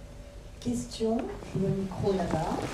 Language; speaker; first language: French; native; French